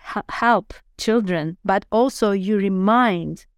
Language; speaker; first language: English; non-native, fluent; Turkish